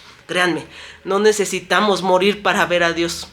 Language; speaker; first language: Spanish; native; Spanish